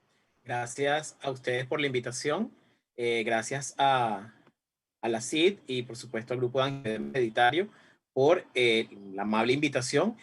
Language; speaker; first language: Spanish; native; Spanish